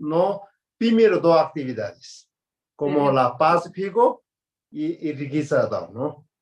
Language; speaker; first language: Spanish; non-native, learner; Tibetan